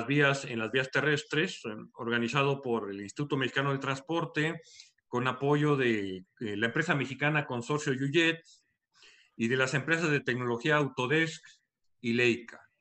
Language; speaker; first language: Spanish; native; Spanish